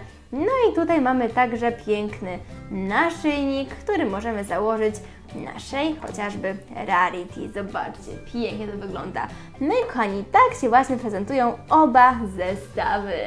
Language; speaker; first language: Polish; native; Polish